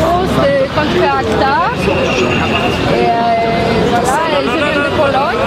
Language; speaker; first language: French; non-native, fluent; Polish